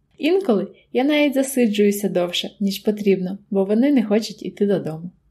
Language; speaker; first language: Ukrainian; native; Ukrainian